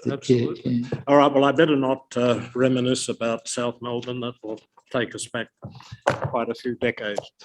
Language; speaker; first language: English; native; English